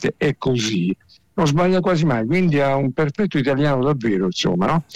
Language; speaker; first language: Italian; native; Italian